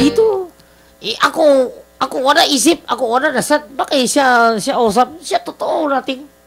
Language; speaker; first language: Filipino; non-native, learner; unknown